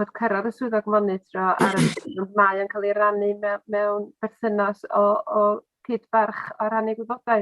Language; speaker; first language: Welsh; native; Welsh